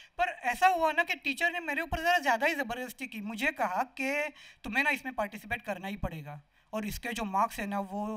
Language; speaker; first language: Hindi; non-native, local second language; Marathi